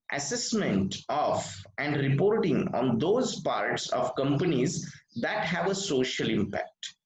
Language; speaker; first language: English; non-native, local second language; Marathi